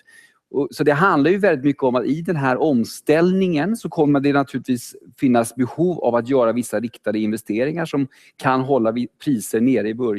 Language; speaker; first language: Swedish; native; Swedish